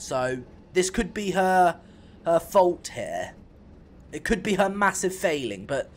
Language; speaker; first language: English; native; English